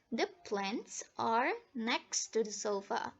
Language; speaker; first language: English; non-native, fluent; Indonesian